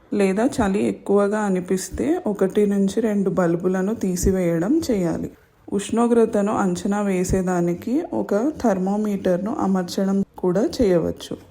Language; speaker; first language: Telugu; native; Telugu